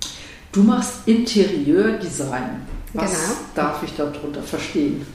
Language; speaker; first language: German; native; German